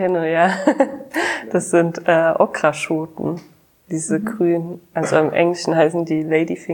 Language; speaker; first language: German; native; German